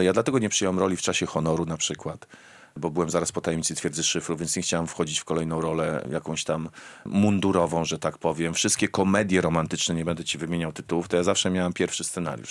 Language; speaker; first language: Polish; native; Polish